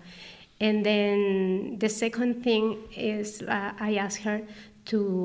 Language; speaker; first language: English; non-native, learner; Spanish